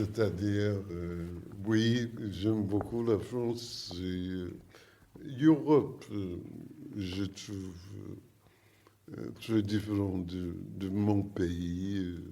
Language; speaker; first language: French; non-native, learner; English